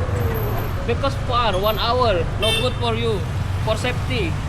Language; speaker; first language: English; non-native, learner; Indonesian